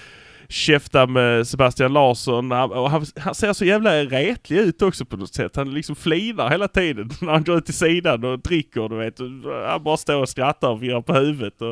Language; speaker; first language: Swedish; native; Swedish